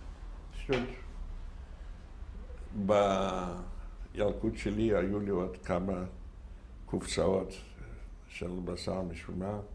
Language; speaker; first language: Hebrew; non-native, fluent; Yiddish